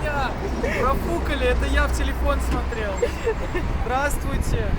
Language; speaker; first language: Russian; native; Russian